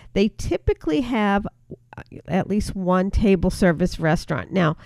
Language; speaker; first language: English; native; English